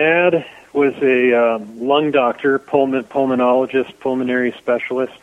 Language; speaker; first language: English; native; English